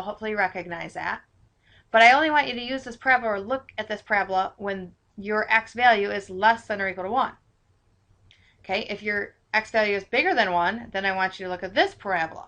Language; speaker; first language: English; native; English